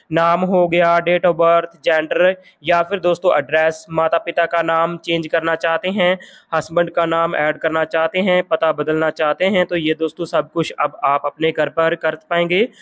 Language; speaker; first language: Hindi; non-native, local second language; Punjabi